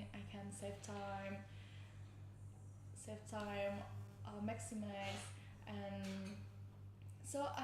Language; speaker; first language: English; non-native, learner; Indonesian